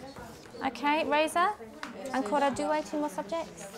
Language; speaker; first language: Italian; non-native, fluent; English